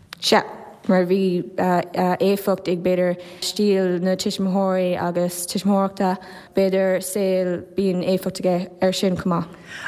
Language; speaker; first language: Irish; native; Irish